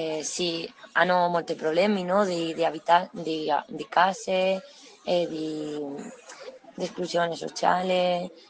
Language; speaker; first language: Italian; non-native, learner; Spanish